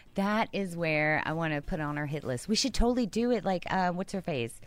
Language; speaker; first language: English; native; English